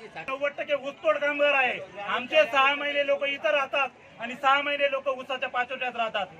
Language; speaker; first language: Marathi; non-native, local second language; Lambadi